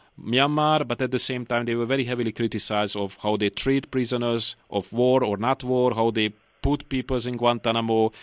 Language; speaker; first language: English; non-native, fluent; Hungarian